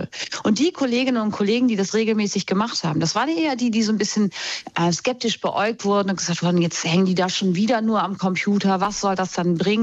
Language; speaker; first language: German; native; German